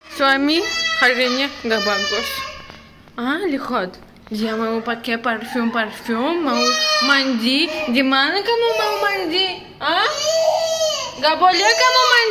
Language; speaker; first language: Indonesian; non-native, learner; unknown